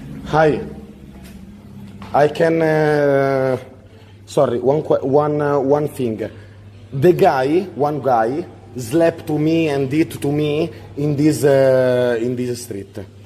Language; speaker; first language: English; non-native, learner; Italian